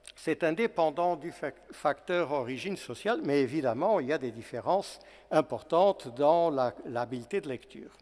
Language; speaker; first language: French; non-native, fluent; Portuguese